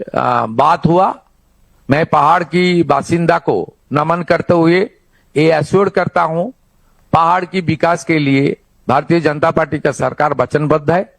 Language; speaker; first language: Hindi; non-native, local second language; Bangla